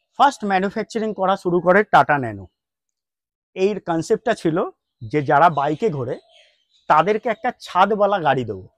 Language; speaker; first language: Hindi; non-native, local second language; Bangla